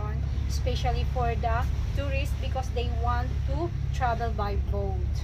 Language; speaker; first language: English; non-native, local second language; Filipino